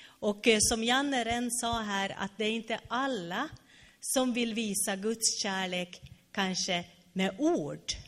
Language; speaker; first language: Swedish; native; Swedish